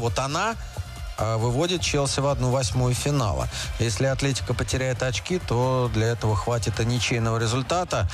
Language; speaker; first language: Russian; native; Russian